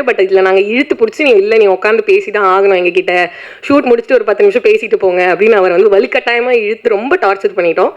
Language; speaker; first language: Tamil; native; Tamil